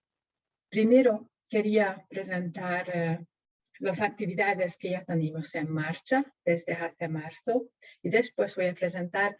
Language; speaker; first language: Spanish; non-native, fluent; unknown